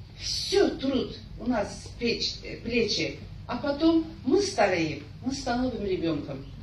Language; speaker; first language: Russian; non-native, local second language; Azerbaijani